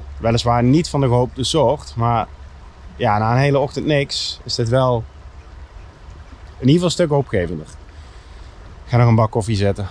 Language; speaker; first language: Dutch; native; Dutch